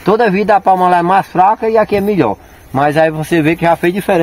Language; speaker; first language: Portuguese; native; Portuguese